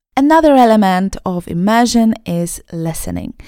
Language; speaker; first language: English; non-native, fluent; Polish